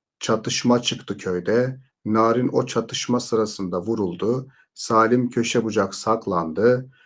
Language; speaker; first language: Turkish; native; Turkish